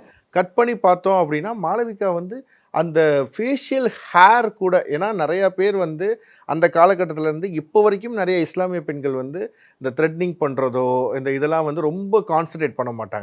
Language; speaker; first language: Tamil; native; Tamil